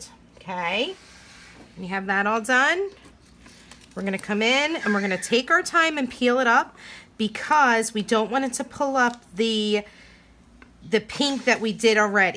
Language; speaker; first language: English; native; English